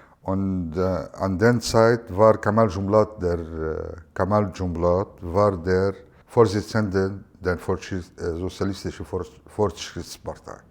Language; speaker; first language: German; non-native, fluent; Arabic